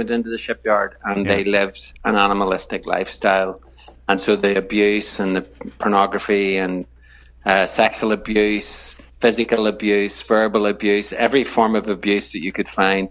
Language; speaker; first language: English; native; English